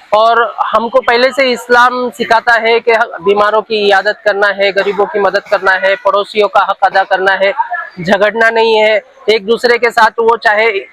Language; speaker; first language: Hindi; non-native, local second language; Urdu